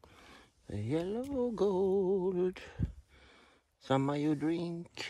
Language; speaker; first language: English; non-native, learner; Swedish